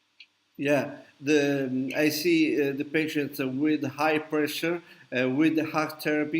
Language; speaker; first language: English; non-native, learner; Italian